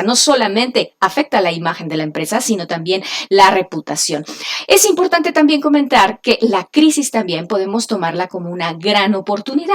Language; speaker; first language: Spanish; native; Spanish